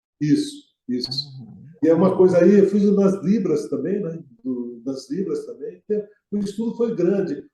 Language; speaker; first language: Portuguese; native; Portuguese